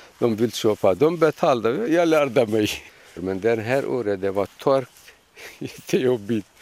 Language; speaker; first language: Swedish; non-native, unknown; Kurdish